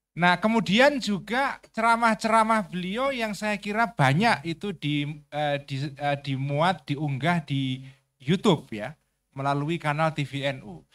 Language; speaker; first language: Indonesian; native; Indonesian